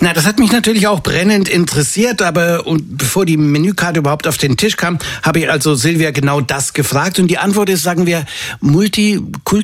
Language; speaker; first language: German; native; German